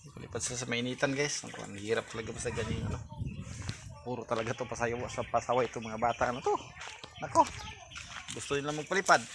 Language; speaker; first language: Filipino; non-native, local second language; Cebuano